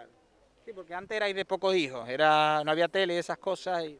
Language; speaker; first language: Spanish; native; Spanish